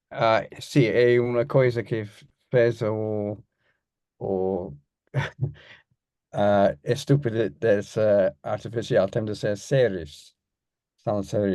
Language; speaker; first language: Portuguese; non-native, learner; English